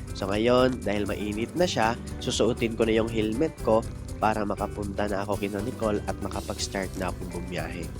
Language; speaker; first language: Filipino; non-native, local second language; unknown